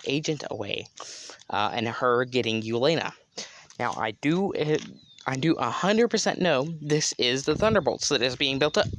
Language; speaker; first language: English; native; English